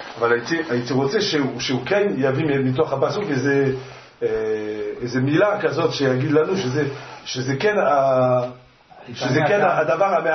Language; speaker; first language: Hebrew; non-native, fluent; French